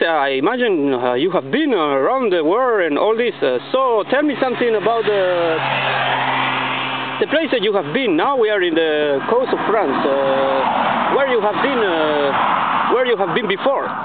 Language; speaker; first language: English; non-native, learner; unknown